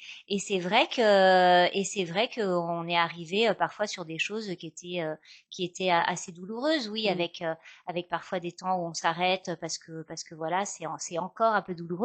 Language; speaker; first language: French; native; French